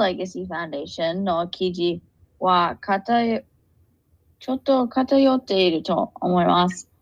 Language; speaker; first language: Japanese; non-native, learner; English